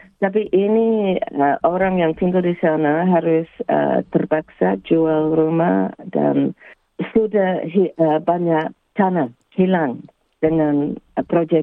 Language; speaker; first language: Indonesian; early bilingual, heritage; English